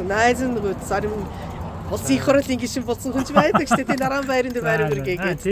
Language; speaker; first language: Mongolian; non-native, fluent; Japanese